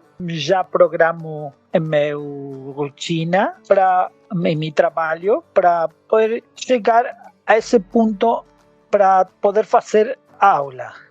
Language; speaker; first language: Portuguese; non-native, learner; Spanish